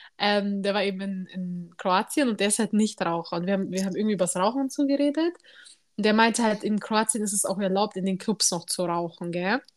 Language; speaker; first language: German; early bilingual, other home language; Turkish